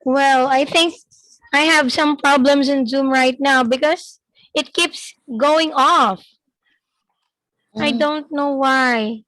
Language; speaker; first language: English; non-native, fluent; Filipino